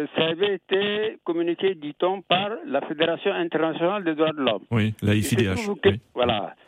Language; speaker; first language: French; non-native, local second language; Bambara